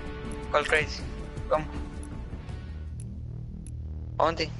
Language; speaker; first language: Spanish; early bilingual, heritage; Spanish